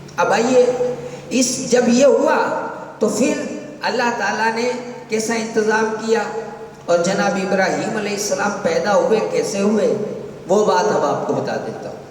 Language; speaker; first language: Urdu; non-native, local second language; Gujarati